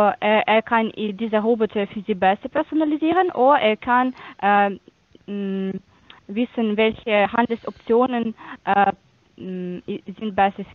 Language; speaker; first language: German; non-native, fluent; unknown